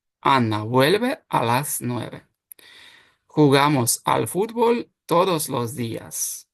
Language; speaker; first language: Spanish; non-native, fluent; Ukrainian